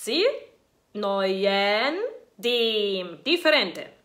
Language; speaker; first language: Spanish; non-native, fluent; German